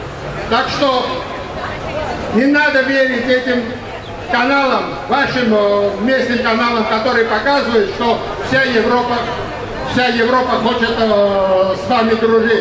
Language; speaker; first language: Russian; non-native, local second language; Armenian